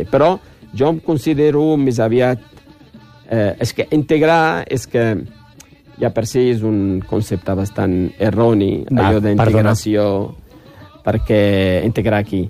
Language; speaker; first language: Catalan; non-native, fluent; Riffian